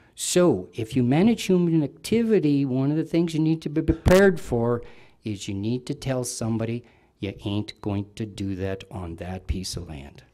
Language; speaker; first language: English; native; English